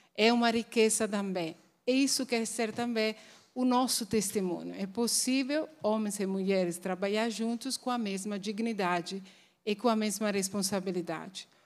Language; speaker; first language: Portuguese; non-native, fluent; Italian